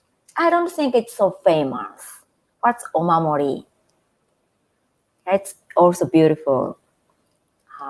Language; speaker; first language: English; non-native, fluent; Japanese